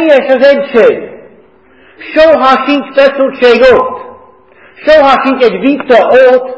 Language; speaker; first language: Hungarian; non-native, fluent; English